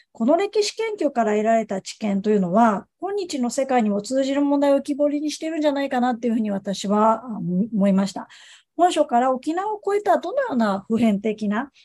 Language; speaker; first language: Japanese; native; Japanese